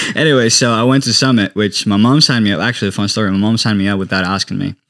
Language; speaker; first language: English; non-native, fluent; Spanish